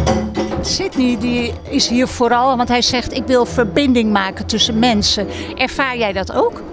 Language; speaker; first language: Dutch; native; Dutch